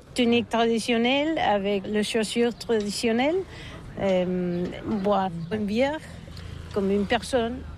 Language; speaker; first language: French; non-native, learner; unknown